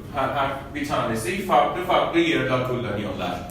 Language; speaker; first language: Turkish; non-native, fluent; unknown